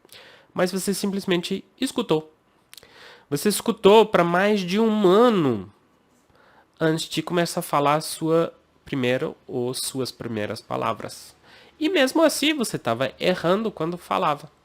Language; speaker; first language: Portuguese; non-native, fluent; English